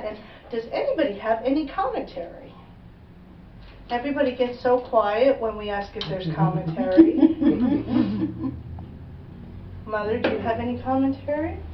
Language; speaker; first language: English; native; English